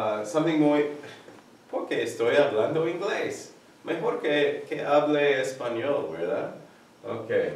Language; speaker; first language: Spanish; non-native, fluent; English